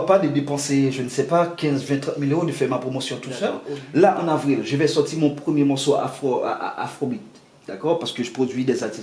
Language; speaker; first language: French; non-native, local second language; Haitian Creole